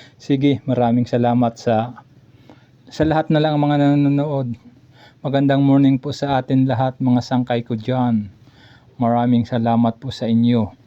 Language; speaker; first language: Filipino; non-native, local second language; Waray